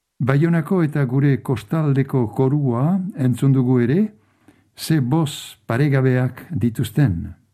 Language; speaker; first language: Basque; native; Basque